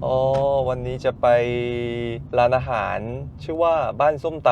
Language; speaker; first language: Thai; non-native, fluent; Korean